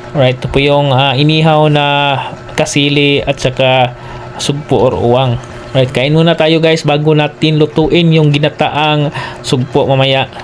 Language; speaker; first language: Filipino; non-native, local second language; Cebuano